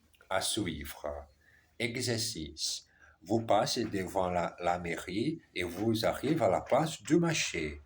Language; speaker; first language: French; non-native, learner; German